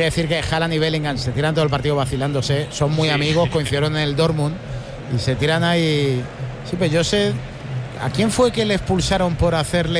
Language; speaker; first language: Spanish; native; Spanish